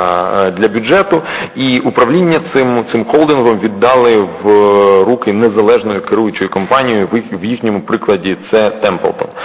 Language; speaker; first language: Ukrainian; native; Ukrainian